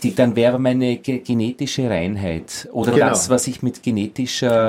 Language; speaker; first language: German; native; German